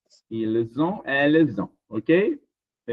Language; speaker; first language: French; non-native, fluent; Portuguese